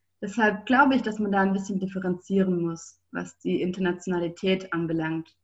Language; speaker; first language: German; native; German